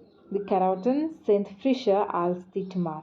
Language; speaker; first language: German; non-native, fluent; Malayalam